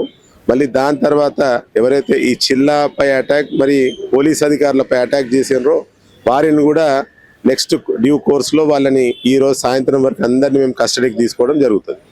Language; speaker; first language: Telugu; native; Telugu